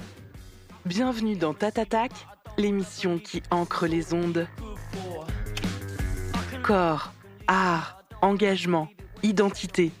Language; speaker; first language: French; native; French